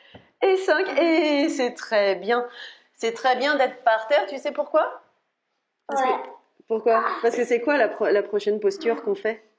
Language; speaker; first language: French; native; French